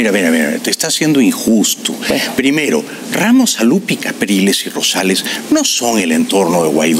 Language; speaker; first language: Spanish; native; Spanish